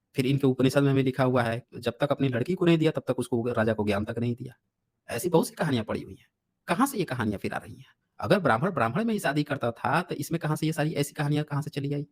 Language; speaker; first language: Hindi; native; Hindi